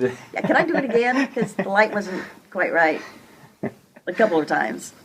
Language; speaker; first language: English; native; English